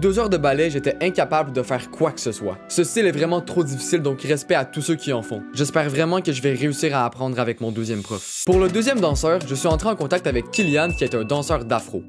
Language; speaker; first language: French; native; French